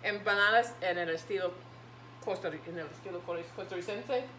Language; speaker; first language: Spanish; non-native, learner; English